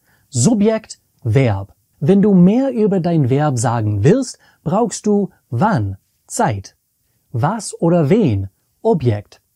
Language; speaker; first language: German; non-native, fluent; English